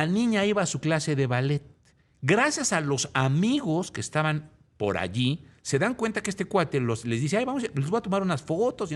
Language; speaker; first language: Spanish; native; Spanish